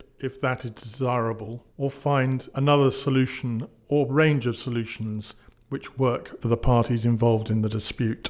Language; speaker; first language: English; native; English